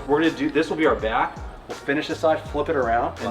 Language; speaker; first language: English; native; English